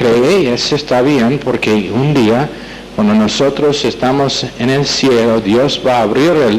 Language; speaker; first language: Spanish; non-native, fluent; English